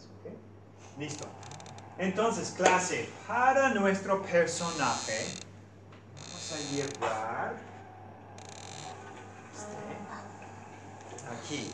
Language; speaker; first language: Spanish; non-native, fluent; English